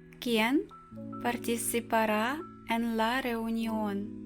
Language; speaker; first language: Spanish; non-native, fluent; Ukrainian